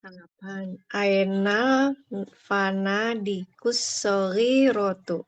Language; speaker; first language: Arabic; non-native, learner; Indonesian